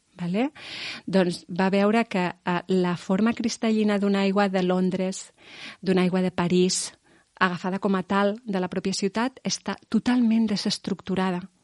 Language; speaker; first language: Catalan; non-native, local second language; Spanish